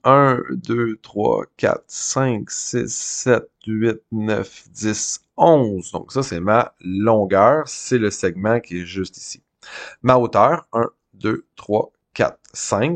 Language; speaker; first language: French; native; French